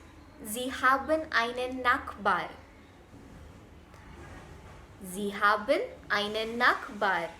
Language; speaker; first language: German; non-native, fluent; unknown